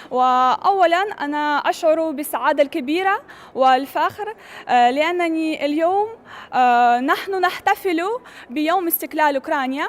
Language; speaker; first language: Arabic; non-native, fluent; Ukrainian